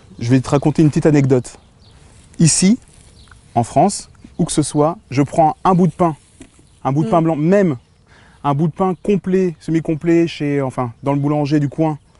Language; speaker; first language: French; native; French